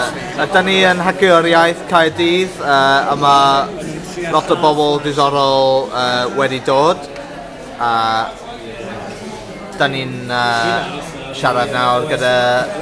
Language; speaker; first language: Welsh; non-native, local second language; English